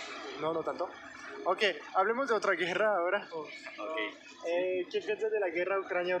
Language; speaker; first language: Spanish; non-native, fluent; French